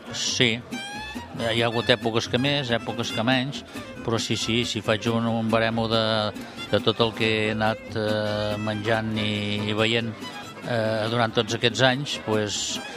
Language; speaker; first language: Catalan; native; Catalan